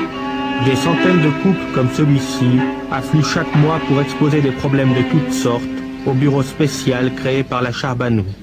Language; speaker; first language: French; native; French